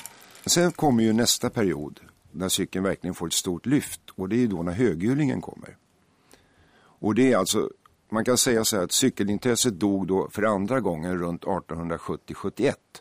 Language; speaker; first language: Swedish; native; Swedish